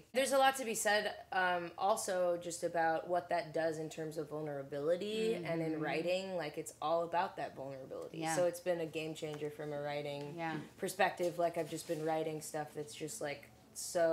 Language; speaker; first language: English; native; English